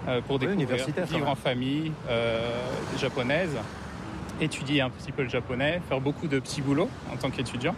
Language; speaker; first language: French; native; French